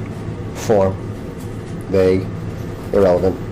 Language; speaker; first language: English; native; English